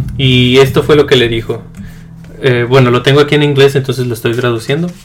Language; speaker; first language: Spanish; early bilingual, heritage; Spanish